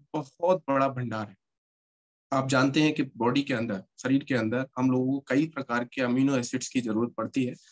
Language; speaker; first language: Hindi; native; Hindi